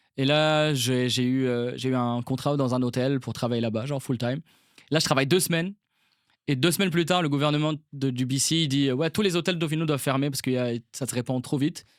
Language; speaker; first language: French; non-native, local second language; Arabic